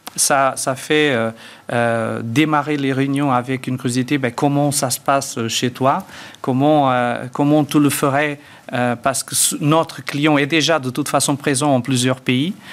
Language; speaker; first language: French; early bilingual, other home language; Portuguese